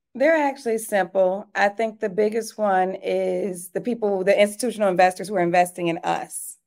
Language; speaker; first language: English; native; English